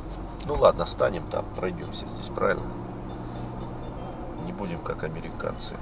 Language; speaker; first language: Russian; native; Russian